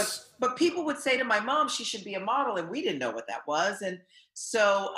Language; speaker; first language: English; early bilingual, other home language; Haitian Creole